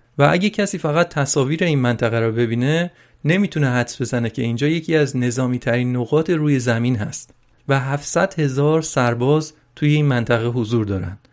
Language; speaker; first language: Persian; native; Persian